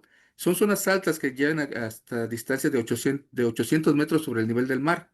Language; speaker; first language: Spanish; native; Spanish